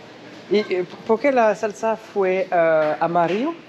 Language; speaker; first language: Spanish; non-native, learner; French